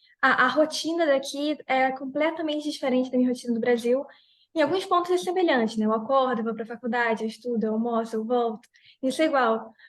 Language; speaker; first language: Portuguese; native; Portuguese